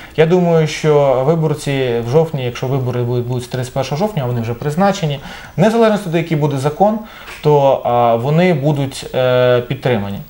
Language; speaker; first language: Ukrainian; native; Ukrainian